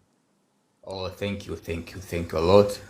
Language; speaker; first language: English; non-native, learner; Swahili